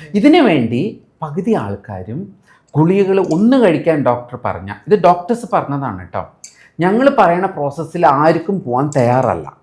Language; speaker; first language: Malayalam; early bilingual, heritage; Malayalam